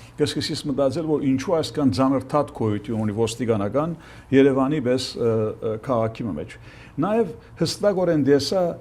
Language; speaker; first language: Armenian; early bilingual, heritage; Armenian